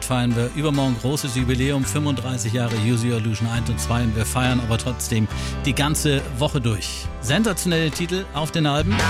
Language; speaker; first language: German; native; German